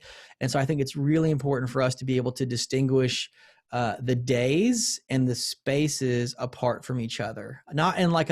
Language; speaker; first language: English; native; English